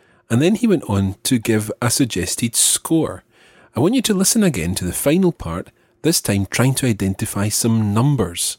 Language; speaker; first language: English; native; English